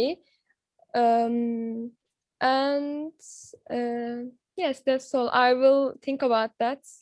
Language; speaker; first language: English; non-native, learner; Turkish